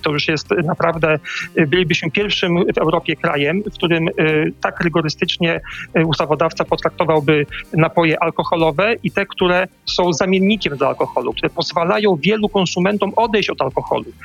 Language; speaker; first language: Polish; native; Polish